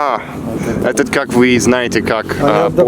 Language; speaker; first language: Russian; non-native, learner; English